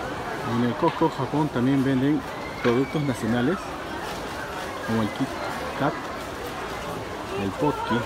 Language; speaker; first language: Spanish; native; Spanish